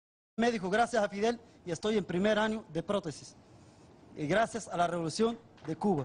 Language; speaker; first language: Spanish; non-native, fluent; Arabic